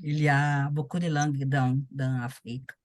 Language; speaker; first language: French; non-native, learner; Portuguese